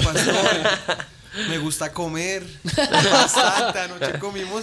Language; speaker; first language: Spanish; native; Spanish